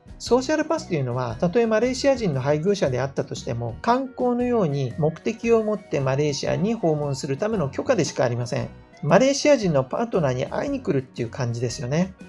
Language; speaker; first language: Japanese; native; Japanese